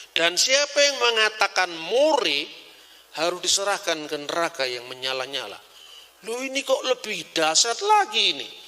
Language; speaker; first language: Indonesian; non-native, local second language; Javanese